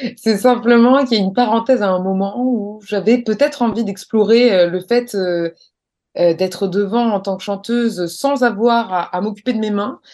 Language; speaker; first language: French; native; French